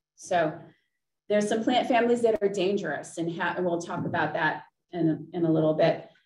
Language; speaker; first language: English; native; English